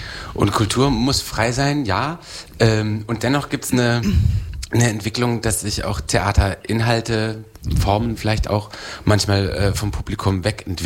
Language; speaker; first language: German; native; German